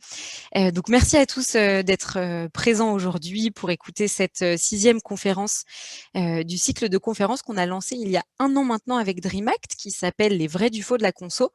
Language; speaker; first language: French; native; French